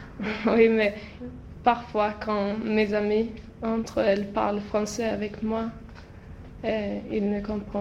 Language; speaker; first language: French; non-native, learner; Swedish